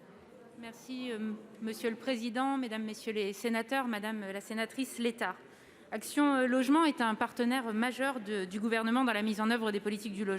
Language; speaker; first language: French; native; French